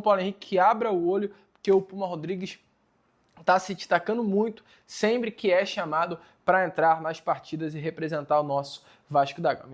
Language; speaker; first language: Portuguese; native; Portuguese